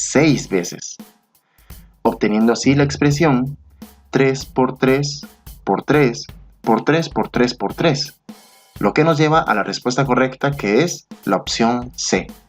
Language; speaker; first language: Spanish; native; Spanish